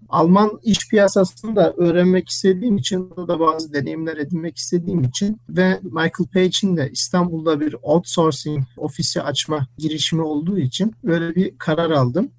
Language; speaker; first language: Turkish; early bilingual, heritage; Turkish